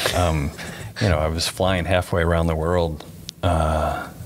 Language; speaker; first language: English; native; English